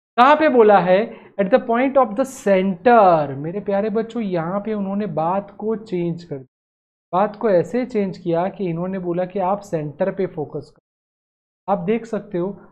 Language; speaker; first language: Hindi; non-native, local second language; Gujarati